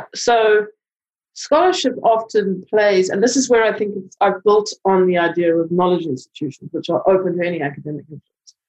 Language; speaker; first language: English; native; English